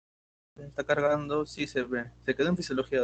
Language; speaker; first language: Spanish; native; Spanish